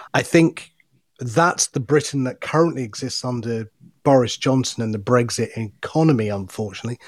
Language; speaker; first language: English; native; English